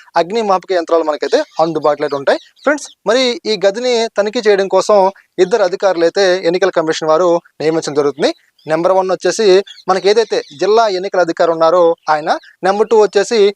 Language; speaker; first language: Telugu; native; Telugu